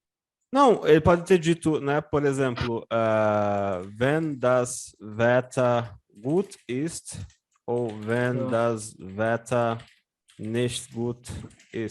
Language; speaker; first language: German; non-native, fluent; Portuguese